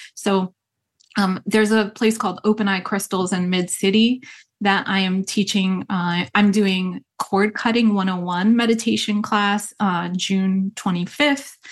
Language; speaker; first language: English; native; English